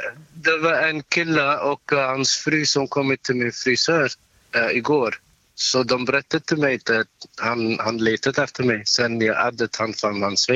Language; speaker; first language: Swedish; non-native, local second language; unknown